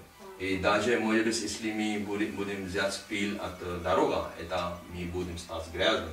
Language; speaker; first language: Russian; non-native, learner; Hindi